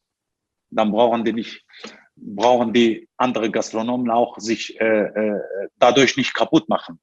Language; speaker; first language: German; non-native, fluent; Turkish